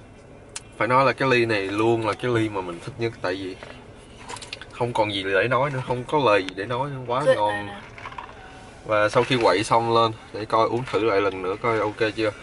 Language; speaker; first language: Vietnamese; early bilingual, other home language; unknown